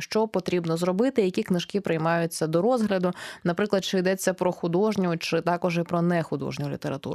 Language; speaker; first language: Ukrainian; native; Ukrainian